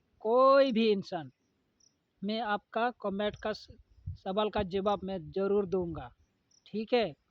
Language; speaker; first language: Hindi; non-native, local second language; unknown